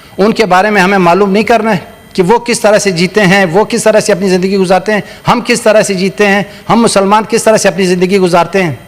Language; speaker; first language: Urdu; non-native, local second language; Pashto